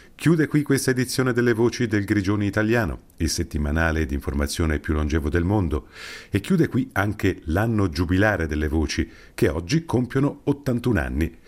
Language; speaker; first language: Italian; native; Italian